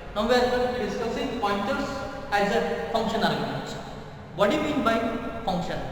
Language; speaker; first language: English; non-native, local second language; Kannada